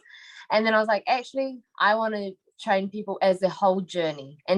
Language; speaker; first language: English; native; English